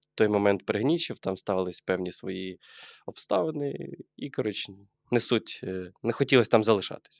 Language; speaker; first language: Ukrainian; non-native, local second language; Russian